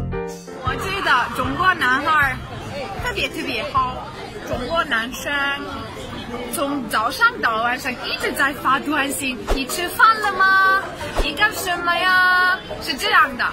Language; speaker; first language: Chinese; non-native, fluent; Hungarian